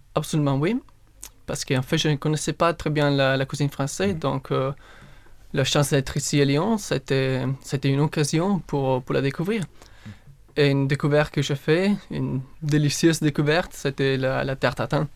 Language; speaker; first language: French; non-native, learner; Italian